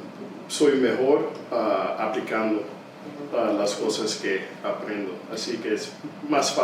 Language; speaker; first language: Spanish; early bilingual, heritage; English